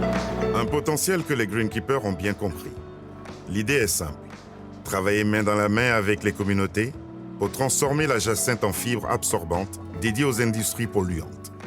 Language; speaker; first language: French; native; French